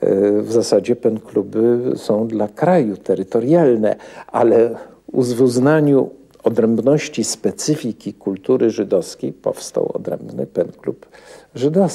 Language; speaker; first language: Polish; native; Polish